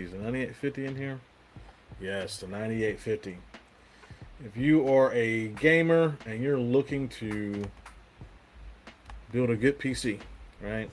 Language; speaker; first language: English; native; English